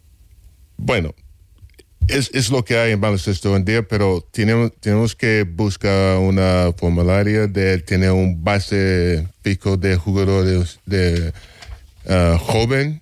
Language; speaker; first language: Spanish; non-native, fluent; English